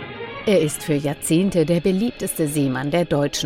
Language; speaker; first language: German; native; German